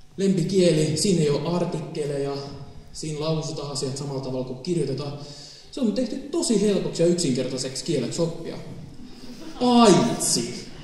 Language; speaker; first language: Finnish; native; Finnish